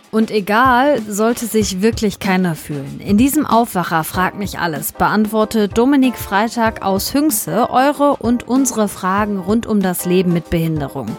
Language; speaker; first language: German; native; German